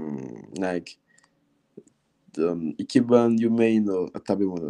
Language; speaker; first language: Japanese; non-native, learner; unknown